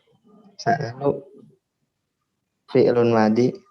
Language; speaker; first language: Arabic; non-native, learner; Indonesian